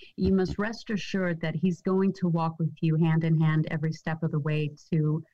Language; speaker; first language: English; native; English